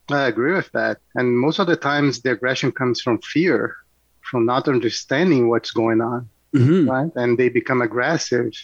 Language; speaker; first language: English; non-native, fluent; Portuguese